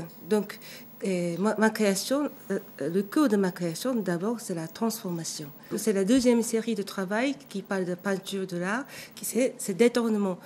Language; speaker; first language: French; non-native, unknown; Japanese